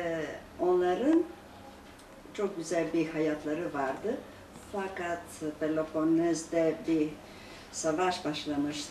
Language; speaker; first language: Turkish; non-native, local second language; Greek